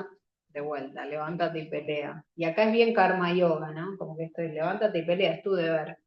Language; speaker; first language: Spanish; native; Spanish